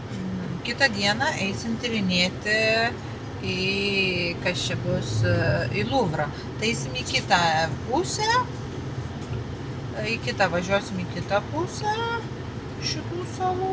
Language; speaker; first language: Lithuanian; native; Lithuanian